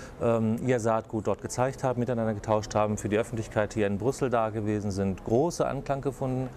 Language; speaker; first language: German; native; German